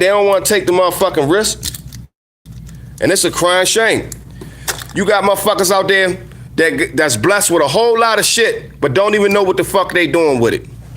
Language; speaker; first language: English; native; English